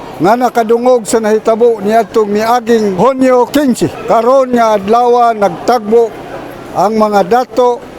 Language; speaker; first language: Cebuano; non-native, local second language; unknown